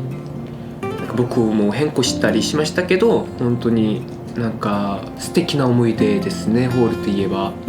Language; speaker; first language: Japanese; non-native, fluent; Korean